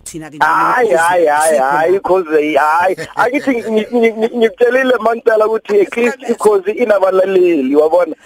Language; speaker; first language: Zulu; non-native, local second language; Venda